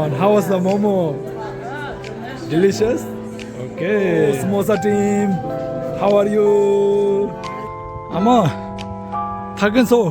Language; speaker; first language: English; non-native, learner; Tibetan